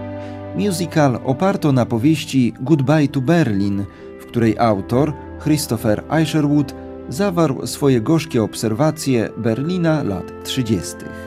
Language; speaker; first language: Polish; native; Polish